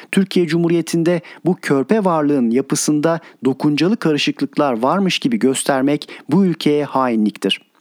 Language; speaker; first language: Turkish; native; Turkish